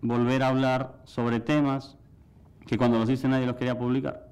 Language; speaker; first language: Spanish; native; Spanish